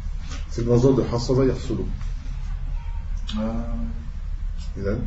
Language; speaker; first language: Arabic; non-native, fluent; French